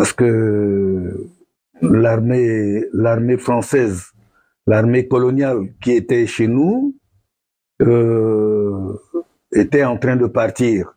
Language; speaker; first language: French; non-native, local second language; Sango